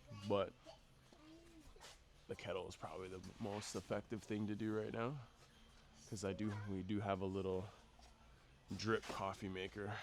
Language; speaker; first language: English; native; English